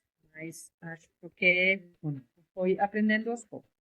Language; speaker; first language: Portuguese; non-native, learner; Spanish